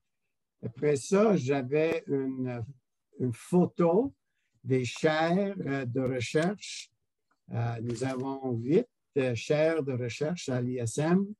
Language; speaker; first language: French; non-native, local second language; English